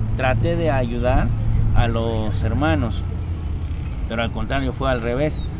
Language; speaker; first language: Spanish; non-native, local second language; Tzotzil